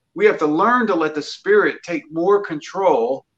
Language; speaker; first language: English; native; English